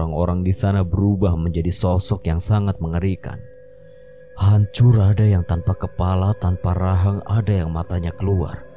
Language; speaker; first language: Indonesian; native; Indonesian